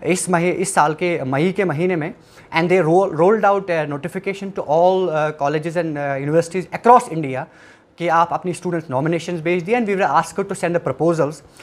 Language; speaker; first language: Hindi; non-native, local second language; Kashmiri